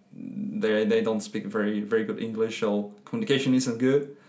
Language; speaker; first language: English; non-native, fluent; Spanish